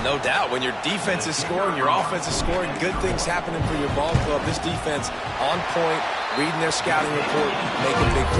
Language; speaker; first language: English; native; English